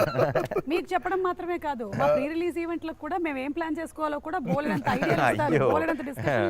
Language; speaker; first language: Telugu; native; Telugu